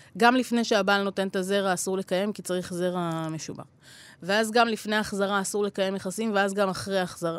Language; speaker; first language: Hebrew; native; Hebrew